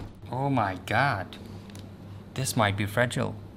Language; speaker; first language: English; non-native, local second language; Urdu